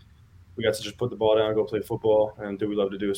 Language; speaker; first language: English; native; English